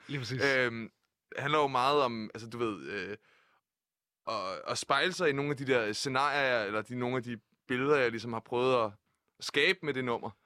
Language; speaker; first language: Danish; native; Danish